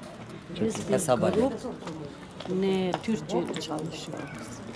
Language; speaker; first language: Turkish; non-native, learner; Albanian